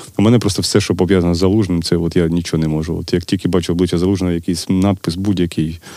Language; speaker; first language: Ukrainian; non-native, local second language; Russian